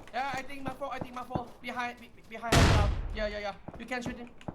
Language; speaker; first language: English; non-native, learner; Thai